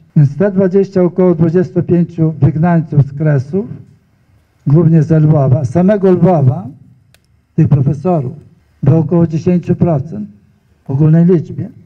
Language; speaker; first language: Polish; native; Polish